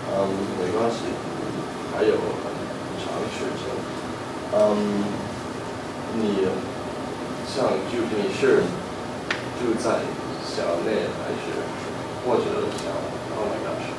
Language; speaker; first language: Chinese; non-native, learner; English